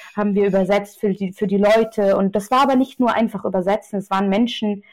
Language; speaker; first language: German; native; German